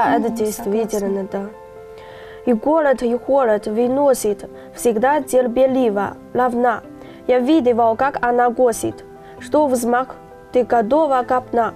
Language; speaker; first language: Russian; non-native, fluent; Chinese